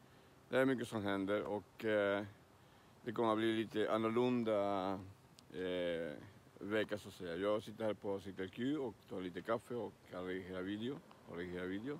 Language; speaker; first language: Swedish; non-native, learner; Spanish